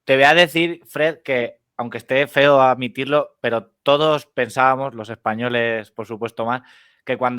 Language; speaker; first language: Spanish; native; Spanish